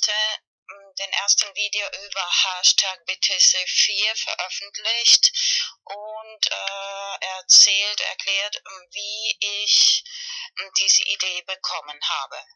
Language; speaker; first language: German; non-native, fluent; Spanish